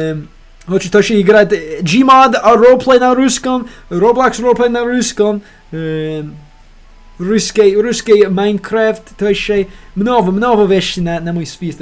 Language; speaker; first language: Russian; non-native, learner; English